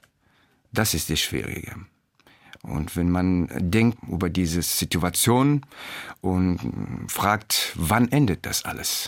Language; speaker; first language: German; non-native, learner; Persian